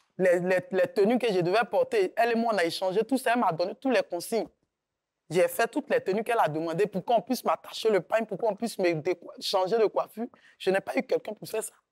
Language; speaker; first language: French; native; French